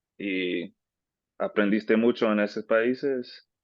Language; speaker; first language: Spanish; native; Spanish